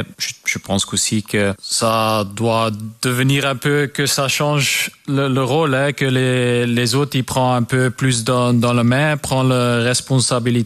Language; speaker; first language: French; non-native, local second language; Dutch